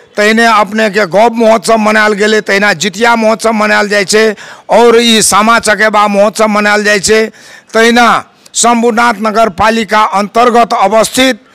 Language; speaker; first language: Maithili; non-native, local second language; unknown